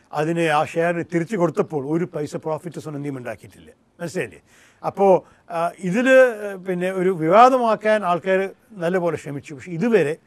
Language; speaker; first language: Malayalam; early bilingual, heritage; Malayalam